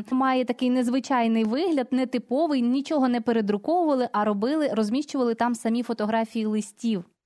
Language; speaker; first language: Ukrainian; native; Ukrainian